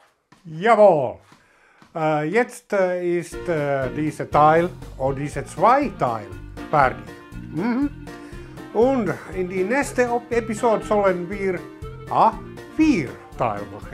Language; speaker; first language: German; non-native, learner; Finnish